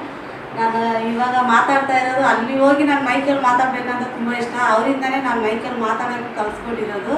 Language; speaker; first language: Kannada; native; Kannada